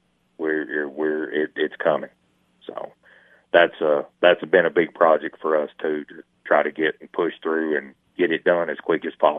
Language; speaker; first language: English; native; English